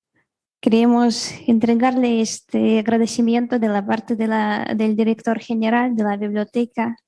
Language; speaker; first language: Spanish; non-native, fluent; Russian